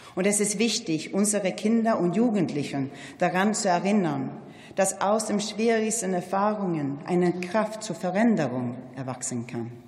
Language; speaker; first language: German; non-native, fluent; Swedish